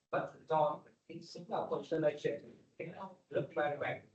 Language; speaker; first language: English; non-native, learner; Vietnamese